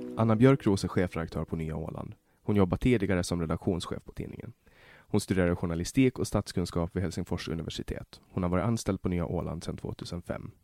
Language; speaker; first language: Swedish; native; Swedish